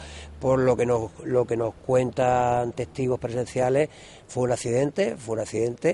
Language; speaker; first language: Spanish; native; Spanish